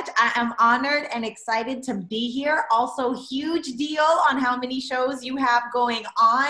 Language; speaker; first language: English; native; English